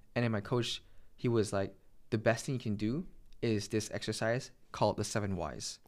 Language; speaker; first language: English; native; English